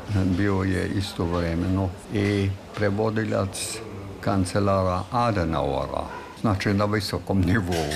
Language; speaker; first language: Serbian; non-native, fluent; German